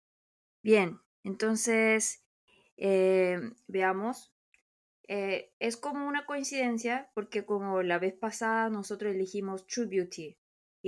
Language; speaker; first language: Spanish; non-native, fluent; Korean